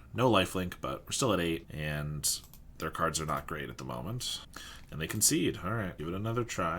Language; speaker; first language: English; native; English